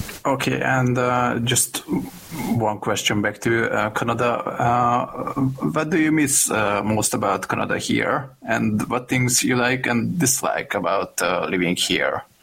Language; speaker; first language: English; non-native, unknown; Hungarian